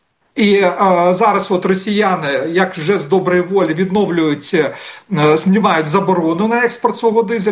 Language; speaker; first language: Ukrainian; native; Ukrainian